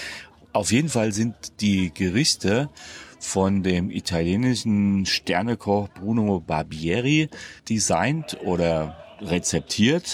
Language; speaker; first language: German; native; German